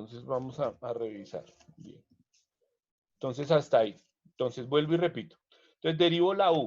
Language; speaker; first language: Spanish; native; Spanish